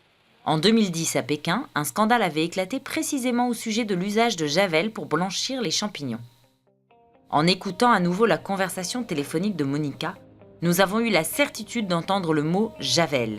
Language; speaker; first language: French; native; French